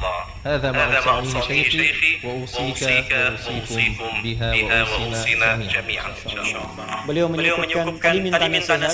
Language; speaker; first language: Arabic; non-native, fluent; Indonesian